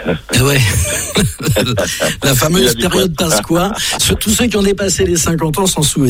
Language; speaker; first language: French; native; French